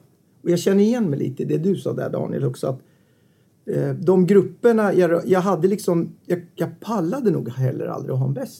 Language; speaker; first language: Swedish; native; Swedish